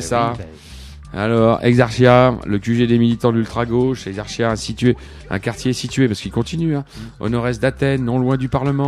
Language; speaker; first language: French; native; French